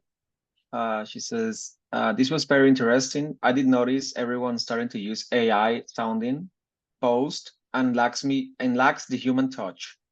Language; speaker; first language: English; non-native, fluent; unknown